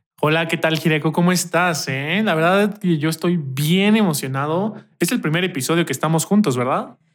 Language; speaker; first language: Spanish; native; Spanish